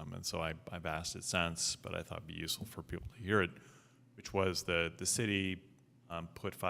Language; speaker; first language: English; native; English